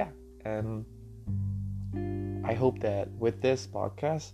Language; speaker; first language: English; non-native, fluent; Indonesian